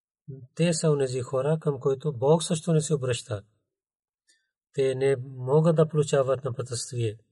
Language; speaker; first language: Bulgarian; non-native, fluent; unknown